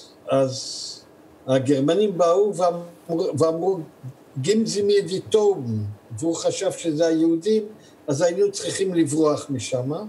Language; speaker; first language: Hebrew; early bilingual, other home language; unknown